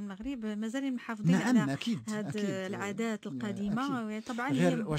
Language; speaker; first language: Arabic; native; Arabic